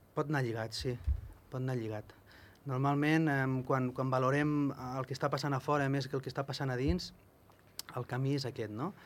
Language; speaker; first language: Catalan; native; Catalan